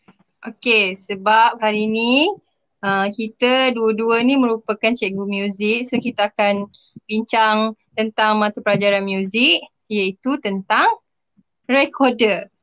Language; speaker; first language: Malay; native; Malay